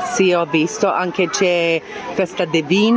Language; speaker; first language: Italian; non-native, learner; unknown